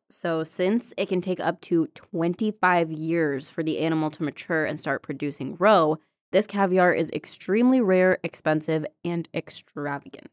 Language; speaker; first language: English; native; English